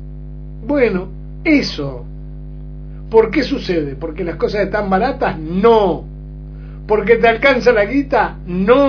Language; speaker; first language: Spanish; native; Spanish